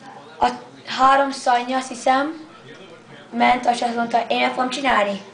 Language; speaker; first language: Hungarian; early bilingual, heritage; English